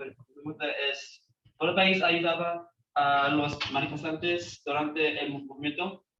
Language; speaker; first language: Spanish; non-native, learner; English